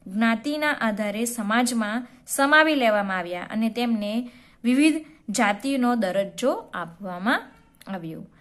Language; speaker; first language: Gujarati; native; Gujarati